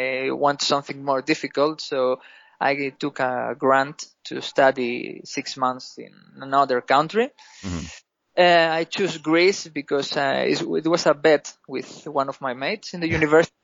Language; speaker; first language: English; non-native, fluent; Spanish